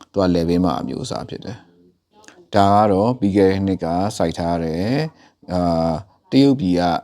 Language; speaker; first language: Burmese; native; Burmese